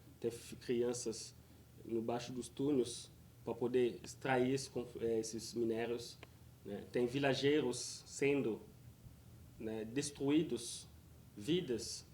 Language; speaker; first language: Portuguese; non-native, fluent; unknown